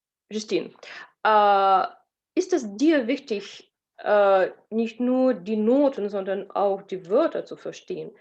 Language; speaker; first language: German; non-native, learner; Russian